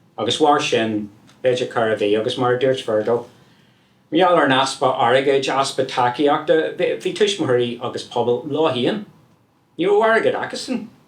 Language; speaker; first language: Irish; non-native, local second language; English